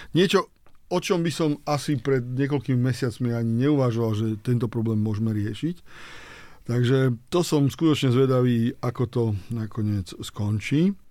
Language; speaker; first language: Slovak; native; Slovak